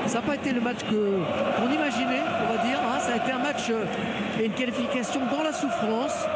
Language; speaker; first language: French; native; French